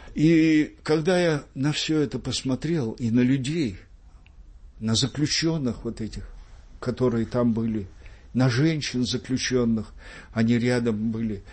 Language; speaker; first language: Russian; native; Russian